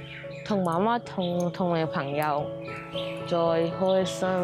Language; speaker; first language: Cantonese; early bilingual, other home language; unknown